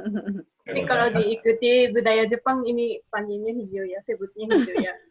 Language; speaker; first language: Indonesian; non-native, fluent; Japanese